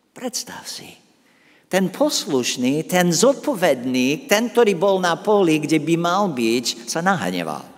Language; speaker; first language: Slovak; non-native, fluent; English